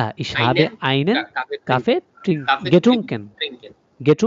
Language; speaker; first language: German; non-native, fluent; Bangla